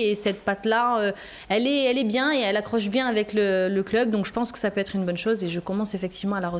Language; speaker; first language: French; native; French